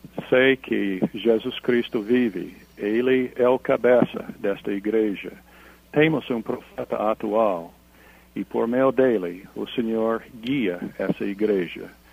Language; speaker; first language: Portuguese; non-native, fluent; English